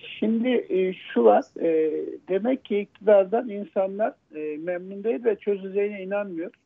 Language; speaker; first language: Turkish; native; Turkish